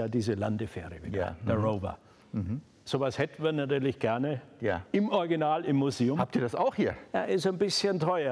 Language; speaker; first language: German; native; German